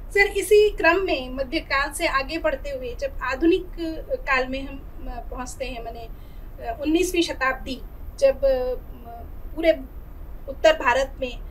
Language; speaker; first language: Hindi; native; Hindi